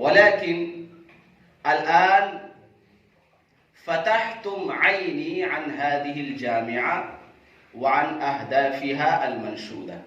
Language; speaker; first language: Arabic; non-native, fluent; Urdu